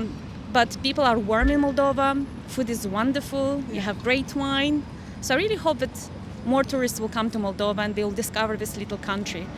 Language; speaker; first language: English; non-native, fluent; Romanian